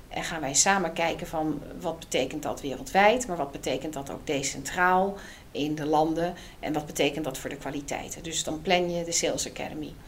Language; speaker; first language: Dutch; native; Dutch